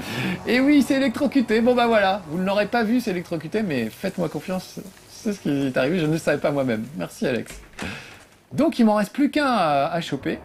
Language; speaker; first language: French; native; French